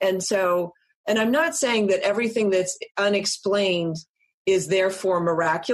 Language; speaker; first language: English; native; English